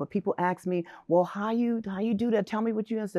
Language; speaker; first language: English; native; English